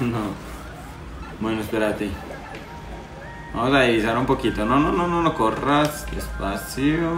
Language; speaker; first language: Spanish; native; Spanish